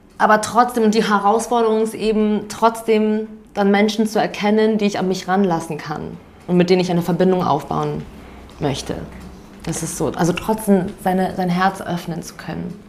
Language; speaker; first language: German; early bilingual, other home language; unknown